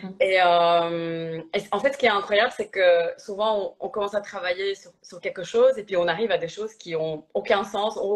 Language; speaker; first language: French; early bilingual, other home language; Polish